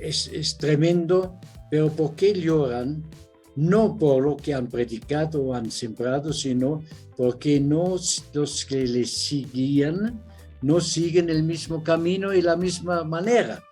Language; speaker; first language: Spanish; non-native, fluent; German